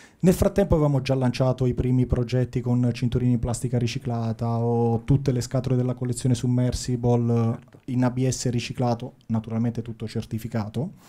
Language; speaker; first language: Italian; native; Italian